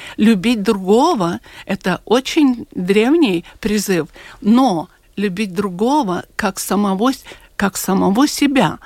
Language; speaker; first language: Russian; non-native, local second language; Latvian